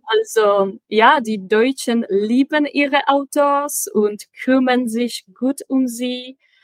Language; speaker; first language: German; non-native, learner; Czech